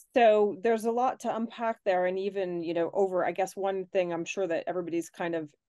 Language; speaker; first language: English; native; English